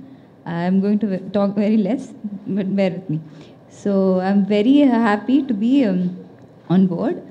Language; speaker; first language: Telugu; non-native, learner; Tamil